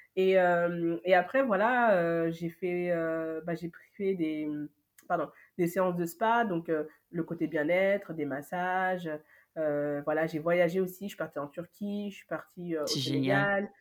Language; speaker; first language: French; native; French